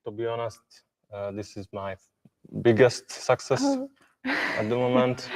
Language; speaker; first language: English; non-native, learner; Hungarian